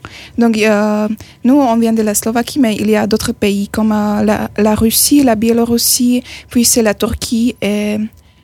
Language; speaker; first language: French; non-native, learner; Slovak